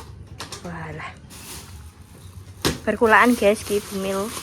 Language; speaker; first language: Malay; non-native, local second language; Javanese